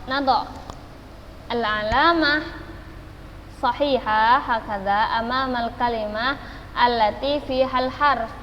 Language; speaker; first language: Arabic; non-native, fluent; Indonesian